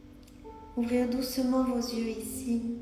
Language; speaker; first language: French; native; French